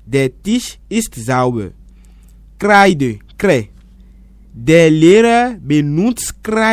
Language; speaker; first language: German; non-native, fluent; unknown